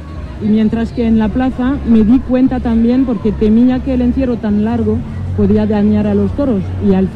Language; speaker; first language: Spanish; non-native, fluent; French